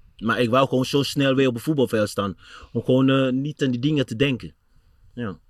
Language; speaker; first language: Dutch; non-native, fluent; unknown